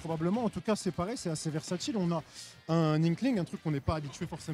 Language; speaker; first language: French; native; French